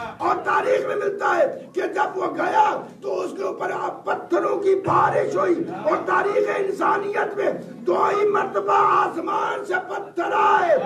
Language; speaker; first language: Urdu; non-native, local second language; Punjabi